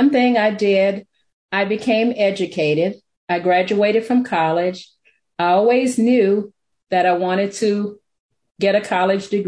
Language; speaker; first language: English; native; English